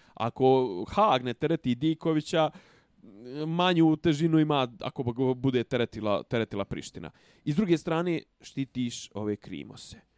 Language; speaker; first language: Bosnian; native; Bosnian